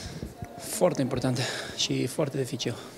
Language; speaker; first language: Romanian; non-native, learner; Portuguese